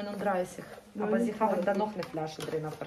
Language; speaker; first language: German; non-native, fluent; Russian